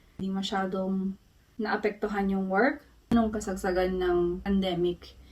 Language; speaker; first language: Filipino; native; Filipino